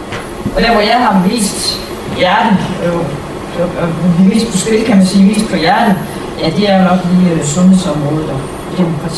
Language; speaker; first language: Danish; native; Danish